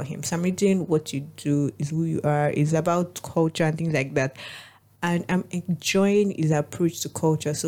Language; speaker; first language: English; non-native, local second language; Yoruba